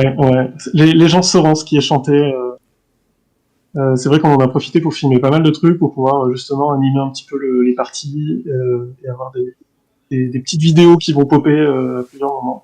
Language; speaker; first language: French; native; French